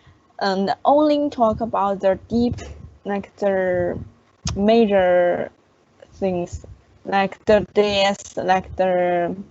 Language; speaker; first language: English; non-native, learner; Chinese